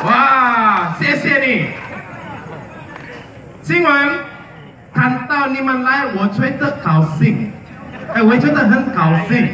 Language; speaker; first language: Chinese; non-native, local second language; Malay